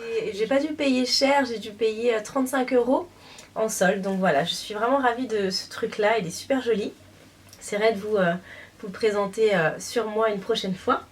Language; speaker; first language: French; native; French